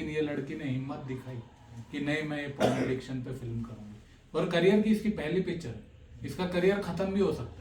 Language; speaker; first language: Hindi; native; Hindi